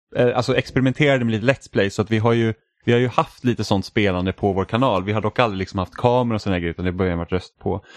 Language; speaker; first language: Swedish; native; Swedish